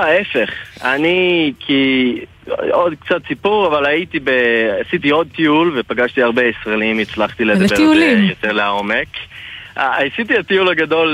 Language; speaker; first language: Hebrew; non-native, fluent; English